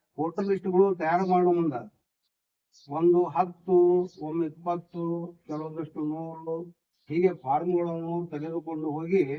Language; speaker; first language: Kannada; non-native, local second language; Urdu